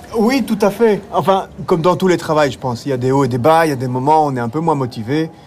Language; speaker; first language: French; native; French